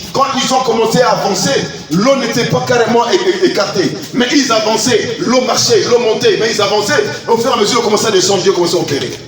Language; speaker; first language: French; non-native, local second language; Lingala